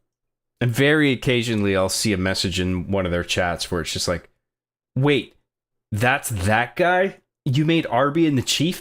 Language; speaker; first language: English; native; English